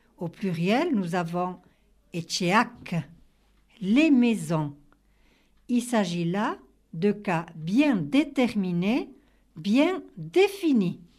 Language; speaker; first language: French; native; French